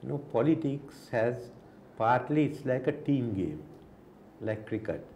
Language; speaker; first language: English; non-native, local second language; Sinhala